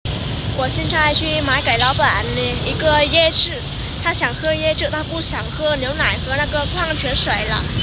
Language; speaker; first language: Chinese; non-native, fluent; Vietnamese